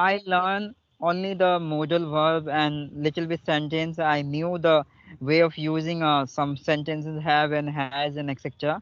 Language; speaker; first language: English; non-native, local second language; Hindi